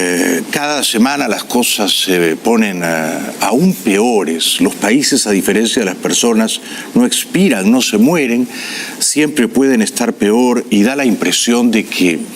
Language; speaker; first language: Spanish; native; Spanish